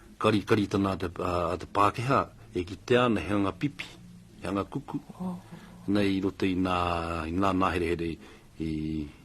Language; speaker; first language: Māori; native; Māori